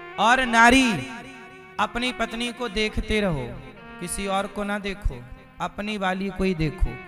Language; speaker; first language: Hindi; native; Hindi